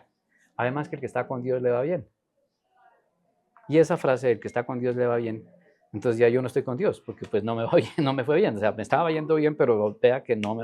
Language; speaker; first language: Spanish; native; Spanish